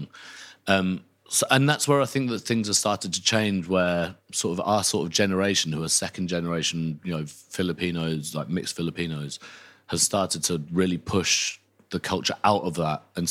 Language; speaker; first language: English; native; English